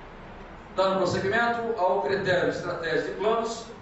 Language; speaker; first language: Portuguese; native; Portuguese